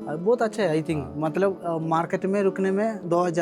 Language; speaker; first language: Hindi; non-native, local second language; Malayalam